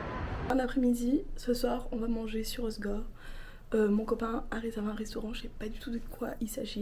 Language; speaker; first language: French; native; French